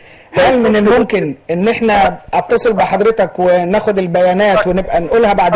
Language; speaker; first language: Arabic; native; Arabic